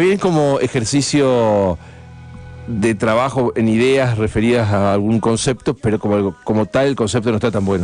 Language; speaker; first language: Spanish; native; Spanish